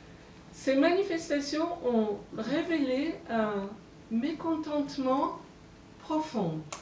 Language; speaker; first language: French; non-native, fluent; Persian